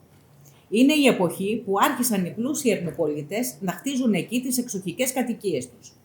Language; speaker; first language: Greek; native; Greek